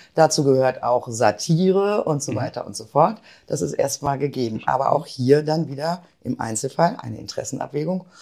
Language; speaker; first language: German; native; German